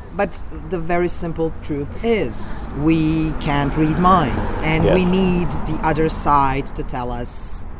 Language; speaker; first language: English; non-native, fluent; Serbian